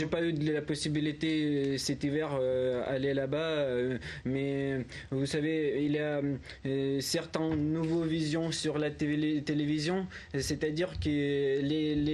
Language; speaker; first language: French; non-native, learner; Ukrainian